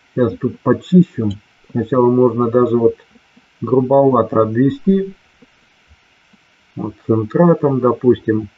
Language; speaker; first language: Russian; native; Russian